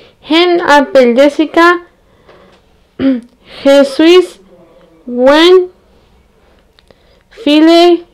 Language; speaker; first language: French; non-native, learner; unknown